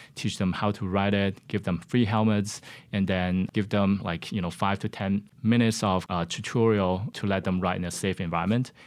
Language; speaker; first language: English; non-native, fluent; Chinese